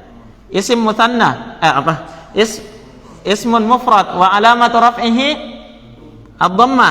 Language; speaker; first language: Arabic; non-native, fluent; Indonesian